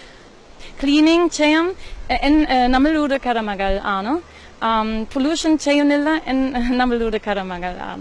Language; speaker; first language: Malayalam; non-native, learner; German